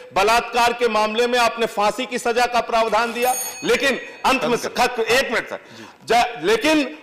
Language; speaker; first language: Hindi; native; Hindi